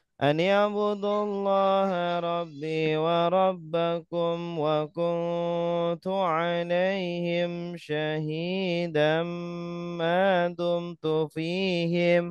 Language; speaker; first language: Arabic; non-native, fluent; Indonesian